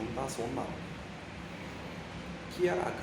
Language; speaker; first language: Vietnamese; non-native, learner; Japanese